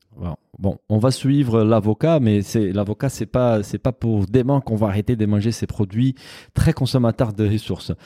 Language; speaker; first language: French; non-native, fluent; Portuguese